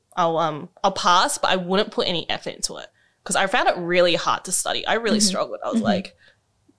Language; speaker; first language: English; native; English